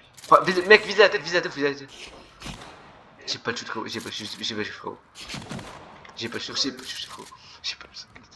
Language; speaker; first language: French; native; French